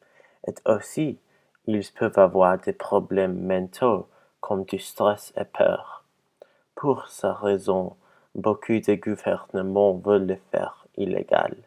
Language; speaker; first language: French; non-native, learner; English